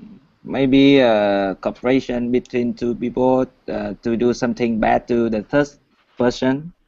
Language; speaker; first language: English; non-native, learner; Vietnamese